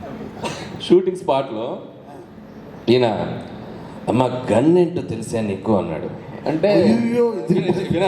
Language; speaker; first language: Telugu; native; Telugu